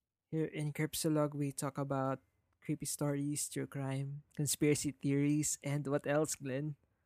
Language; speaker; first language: English; non-native, local second language; Filipino